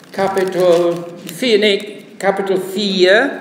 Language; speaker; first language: German; non-native, fluent; English